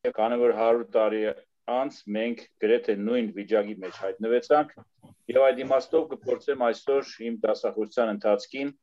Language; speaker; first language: Armenian; native; Armenian